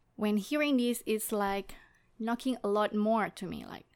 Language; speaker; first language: English; non-native, fluent; Indonesian